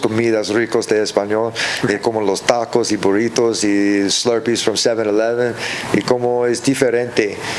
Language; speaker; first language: Spanish; early bilingual, heritage; English